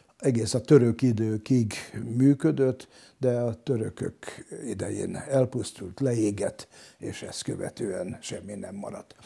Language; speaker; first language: Hungarian; non-native, local second language; German